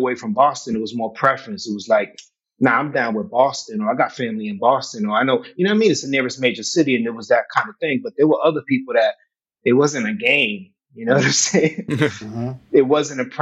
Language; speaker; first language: English; native; English